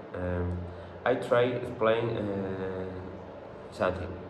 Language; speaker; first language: English; non-native, learner; Spanish